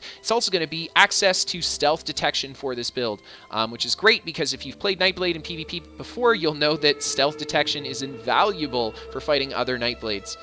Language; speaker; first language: English; native; English